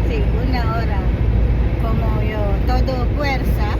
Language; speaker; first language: Spanish; non-native, learner; Filipino